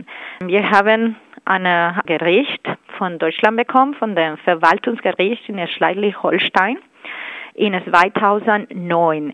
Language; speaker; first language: German; non-native, fluent; Spanish